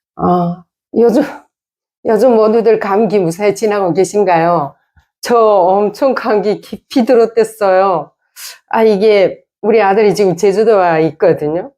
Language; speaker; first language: Korean; native; Korean